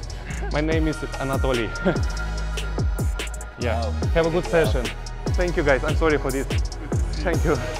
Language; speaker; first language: English; non-native, learner; Russian